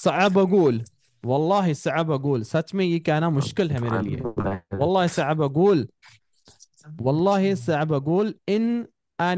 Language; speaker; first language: Arabic; non-native, fluent; Urdu